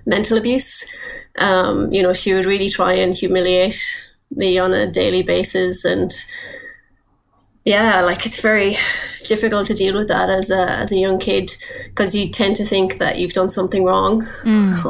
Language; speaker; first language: English; native; English